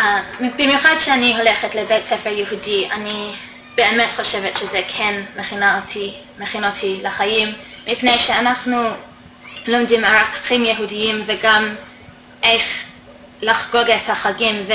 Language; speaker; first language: Hebrew; non-native, fluent; English